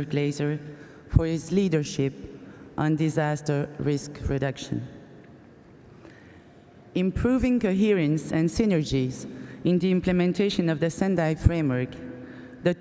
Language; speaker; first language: English; non-native, fluent; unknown